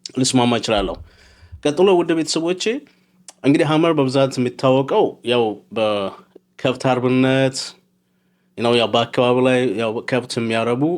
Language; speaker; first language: Amharic; non-native, local second language; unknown